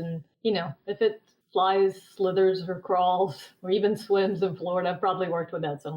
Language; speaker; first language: English; native; English